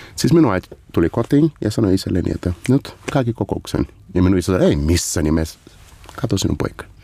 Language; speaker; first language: Finnish; non-native, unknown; Portuguese